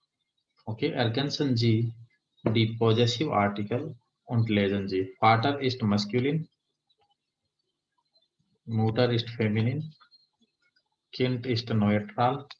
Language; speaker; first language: German; non-native, fluent; Hindi